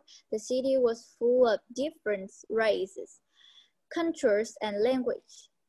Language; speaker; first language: English; non-native, learner; Vietnamese